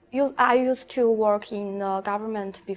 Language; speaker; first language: English; non-native, learner; Chinese